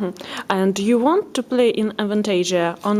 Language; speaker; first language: English; non-native, learner; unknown